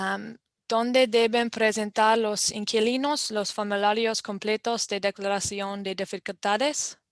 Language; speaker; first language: Spanish; non-native, fluent; English